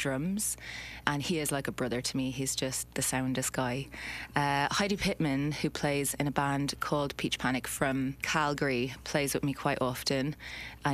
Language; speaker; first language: English; native; English